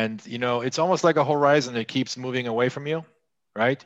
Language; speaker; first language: English; non-native, fluent; Swiss German